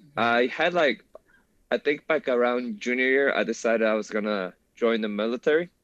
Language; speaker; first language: English; early bilingual, other home language; Spanish